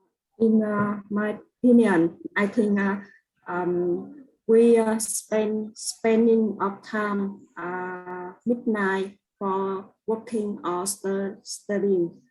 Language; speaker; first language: English; non-native, learner; Vietnamese